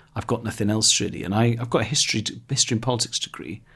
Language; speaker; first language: English; non-native, local second language; Welsh